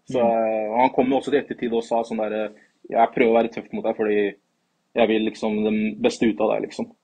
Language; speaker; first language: Norwegian; early bilingual, other home language; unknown